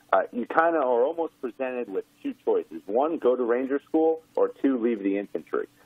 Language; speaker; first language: English; native; English